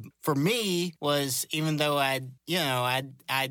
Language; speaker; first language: English; native; English